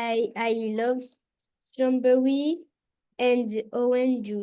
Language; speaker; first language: English; non-native, learner; French